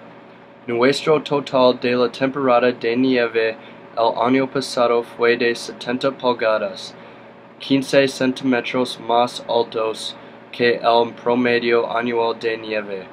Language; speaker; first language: Spanish; non-native, learner; English